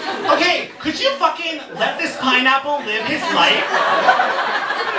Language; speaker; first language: English; native; English